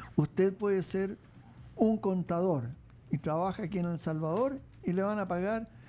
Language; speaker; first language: Spanish; native; Spanish